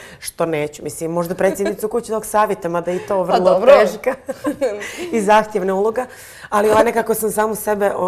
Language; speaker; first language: Croatian; native; Croatian